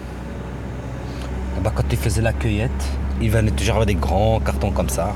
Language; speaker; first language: French; native; French